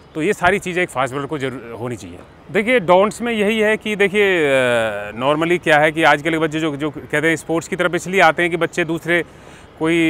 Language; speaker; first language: Hindi; native; Hindi